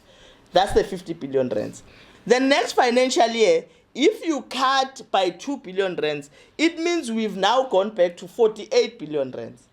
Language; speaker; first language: English; non-native, local second language; Zulu